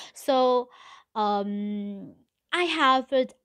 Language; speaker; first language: English; non-native, learner; Vietnamese